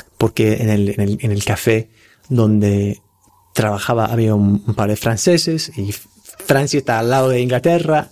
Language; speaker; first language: Spanish; non-native, fluent; English